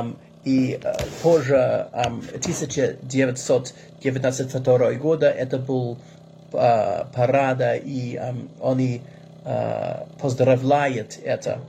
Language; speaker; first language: Russian; non-native, learner; English